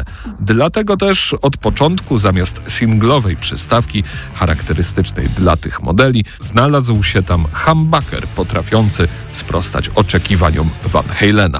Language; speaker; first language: Polish; native; Polish